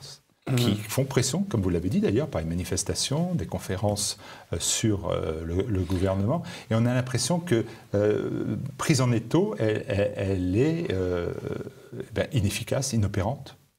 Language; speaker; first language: French; native; French